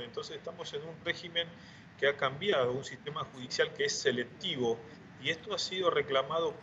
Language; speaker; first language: Spanish; native; Spanish